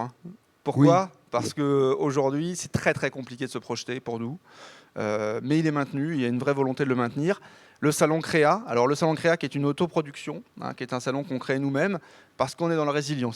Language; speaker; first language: French; native; French